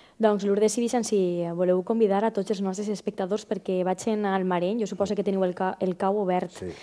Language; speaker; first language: Catalan; native; Catalan